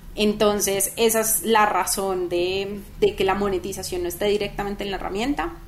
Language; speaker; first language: Spanish; native; Spanish